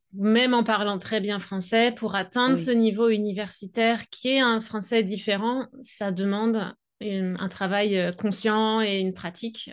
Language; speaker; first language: French; native; French